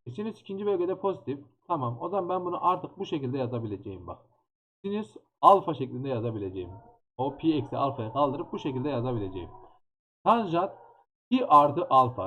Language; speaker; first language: Turkish; native; Turkish